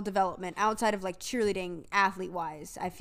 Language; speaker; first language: English; native; English